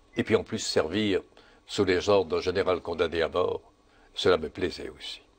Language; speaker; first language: French; native; French